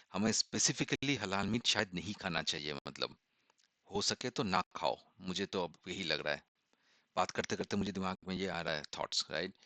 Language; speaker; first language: Hindi; non-native, local second language; Assamese